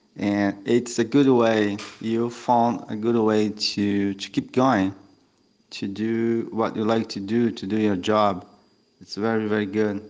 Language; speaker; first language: English; non-native, fluent; Portuguese